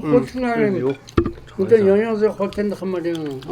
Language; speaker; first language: Chinese; non-native, local second language; Uyghur